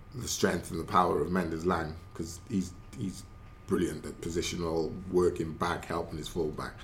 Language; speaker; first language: English; native; English